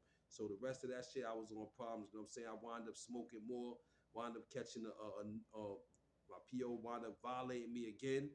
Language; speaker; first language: English; native; English